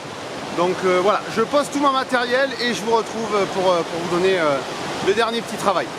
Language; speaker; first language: French; native; French